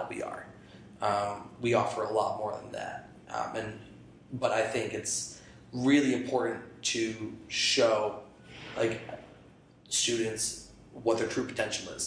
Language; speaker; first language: English; native; English